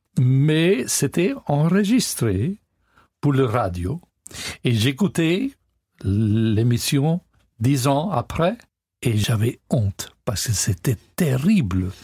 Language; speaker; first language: French; non-native, learner; English